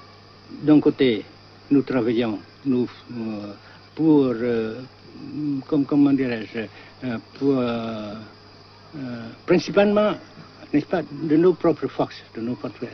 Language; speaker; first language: French; non-native, fluent; Vietnamese